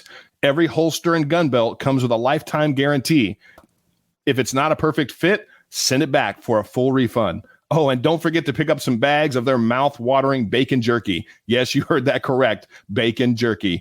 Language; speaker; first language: English; native; English